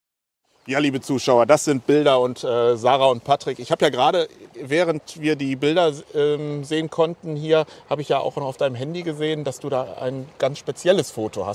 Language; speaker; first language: German; native; German